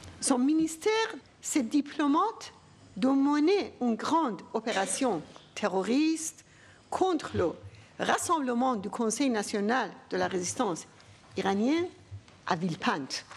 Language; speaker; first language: French; non-native, fluent; Persian